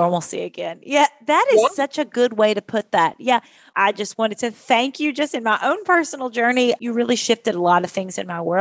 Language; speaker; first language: English; native; English